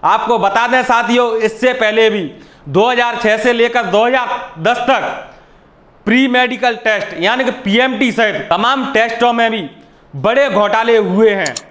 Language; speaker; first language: Hindi; native; Hindi